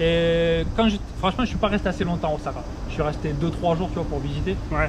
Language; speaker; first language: French; native; French